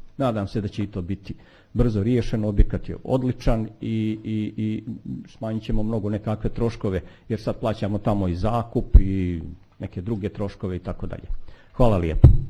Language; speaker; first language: Bosnian; native; Bosnian